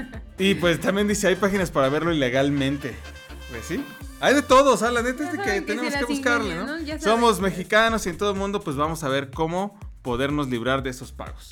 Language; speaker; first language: Spanish; native; Spanish